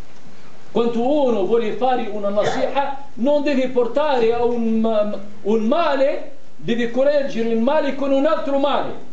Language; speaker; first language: Italian; non-native, fluent; Arabic